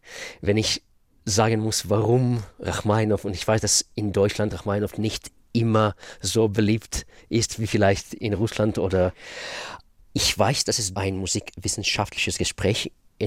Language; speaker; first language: German; non-native, fluent; Russian